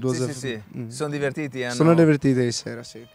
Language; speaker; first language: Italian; non-native, learner; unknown